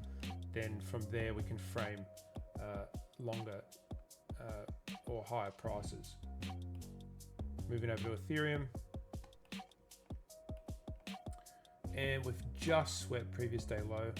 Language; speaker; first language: English; native; English